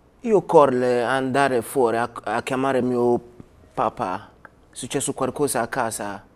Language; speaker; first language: Italian; non-native, learner; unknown